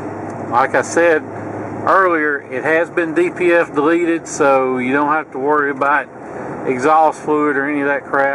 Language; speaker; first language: English; native; English